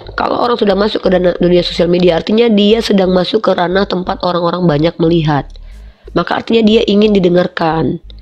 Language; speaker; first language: Indonesian; native; Indonesian